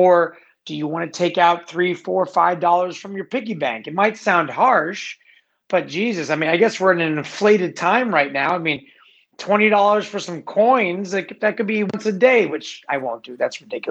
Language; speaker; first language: English; native; English